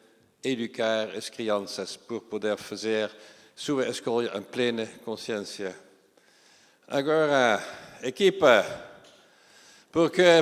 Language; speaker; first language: Portuguese; non-native, fluent; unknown